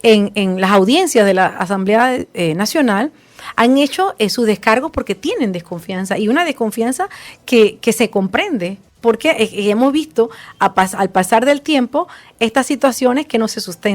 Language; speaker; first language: Spanish; native; Spanish